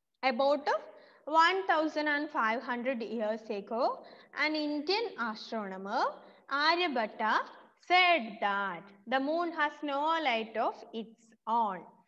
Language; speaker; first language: English; non-native, local second language; Malayalam